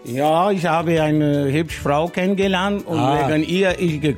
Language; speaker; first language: German; non-native, learner; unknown